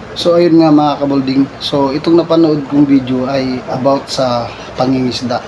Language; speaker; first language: Filipino; non-native, local second language; Waray